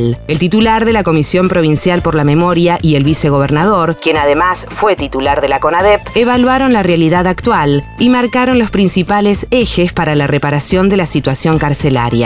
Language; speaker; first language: Spanish; native; Spanish